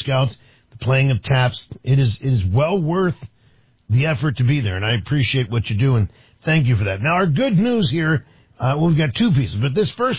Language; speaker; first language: English; native; English